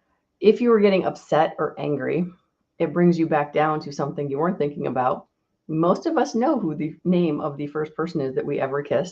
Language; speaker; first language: English; native; English